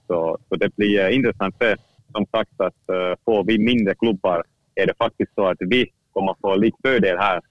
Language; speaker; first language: Swedish; non-native, fluent; Finnish